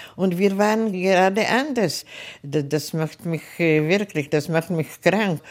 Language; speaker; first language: German; non-native, fluent; Czech